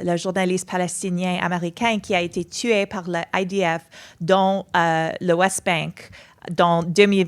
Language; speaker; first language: French; non-native, fluent; English